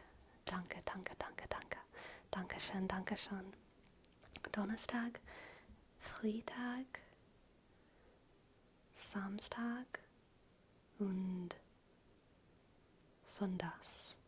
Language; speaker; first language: German; non-native, learner; English